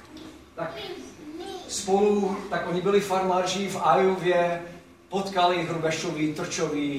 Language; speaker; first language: Czech; non-native, fluent; English